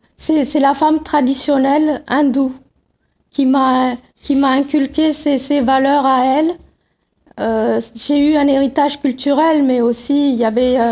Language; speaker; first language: French; non-native, local second language; Tamil